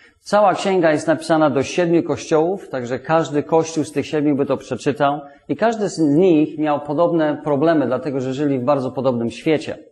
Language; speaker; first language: Polish; non-native, fluent; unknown